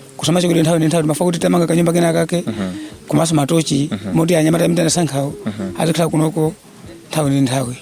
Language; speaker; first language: Nyanja; native; Nyanja